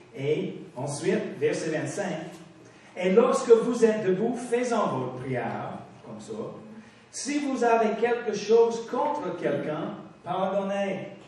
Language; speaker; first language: French; non-native, fluent; English